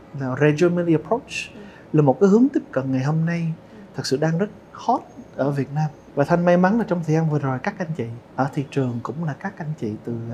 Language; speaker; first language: Vietnamese; early bilingual, heritage; Vietnamese